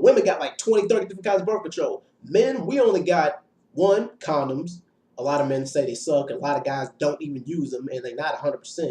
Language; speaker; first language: English; native; English